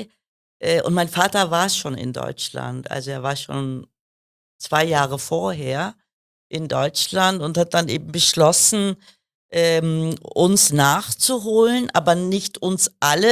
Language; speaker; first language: German; early bilingual, other home language; Kurdish